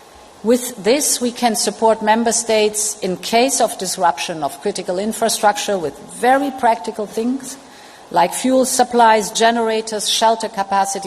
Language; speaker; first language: English; non-native, fluent; German